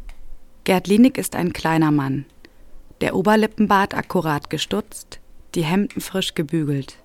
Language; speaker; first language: German; native; German